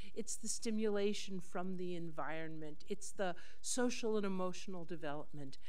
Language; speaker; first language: English; native; English